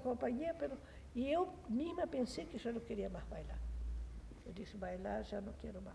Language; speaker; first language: Spanish; non-native, fluent; Portuguese